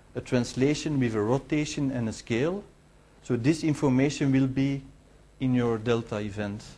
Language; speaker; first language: English; non-native, fluent; Dutch